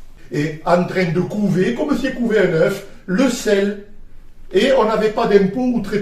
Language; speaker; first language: French; native; French